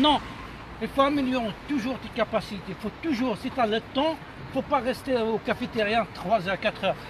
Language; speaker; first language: French; non-native, local second language; Kabyle